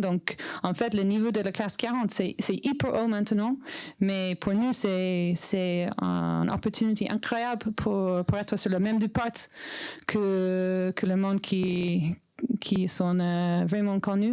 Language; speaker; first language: French; non-native, learner; English